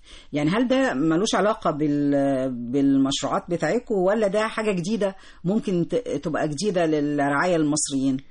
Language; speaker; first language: Arabic; native; Arabic